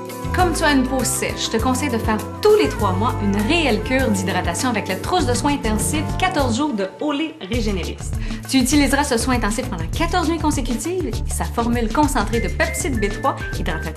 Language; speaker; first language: French; native; French